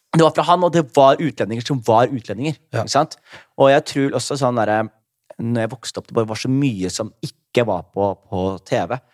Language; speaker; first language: Norwegian; early bilingual, other home language; Somali